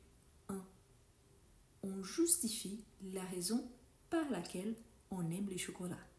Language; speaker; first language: French; non-native, fluent; Portuguese